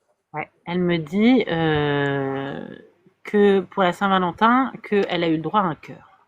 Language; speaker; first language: French; native; French